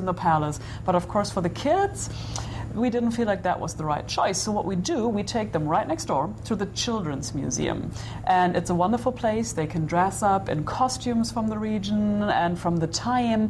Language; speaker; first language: English; non-native, fluent; German